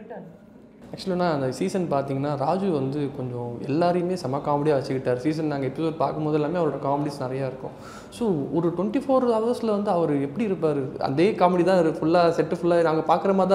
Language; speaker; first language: Tamil; native; Tamil